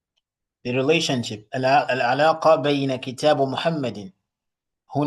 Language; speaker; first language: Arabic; non-native, fluent; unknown